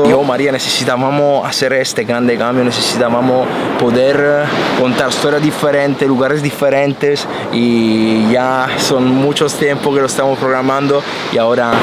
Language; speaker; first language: Spanish; non-native, fluent; Italian